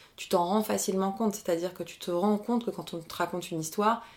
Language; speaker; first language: French; native; French